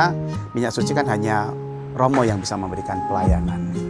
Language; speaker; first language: Indonesian; non-native, local second language; Javanese